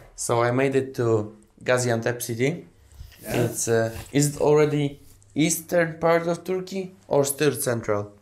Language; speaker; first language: English; non-native, fluent; Polish